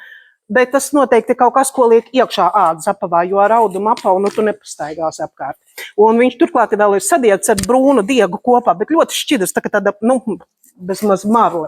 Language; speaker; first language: Latvian; native; Latvian